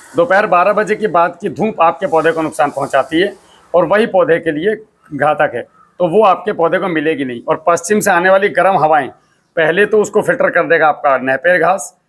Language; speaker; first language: Hindi; native; Hindi